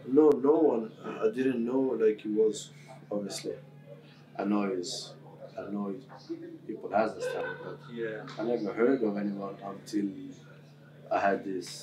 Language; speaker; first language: English; non-native, fluent; Swedish